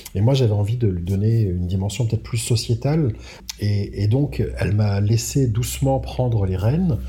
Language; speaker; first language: French; native; French